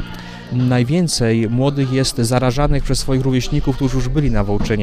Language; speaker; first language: Polish; native; Polish